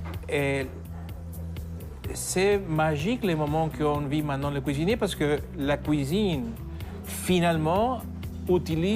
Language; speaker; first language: French; non-native, fluent; Spanish